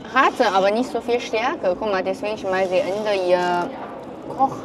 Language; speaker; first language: German; non-native, learner; Chinese